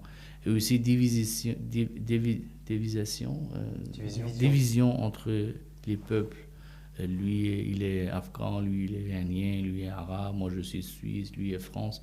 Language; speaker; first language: French; non-native, fluent; Persian